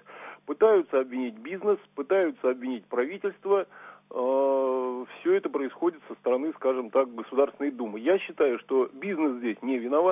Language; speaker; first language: Russian; native; Russian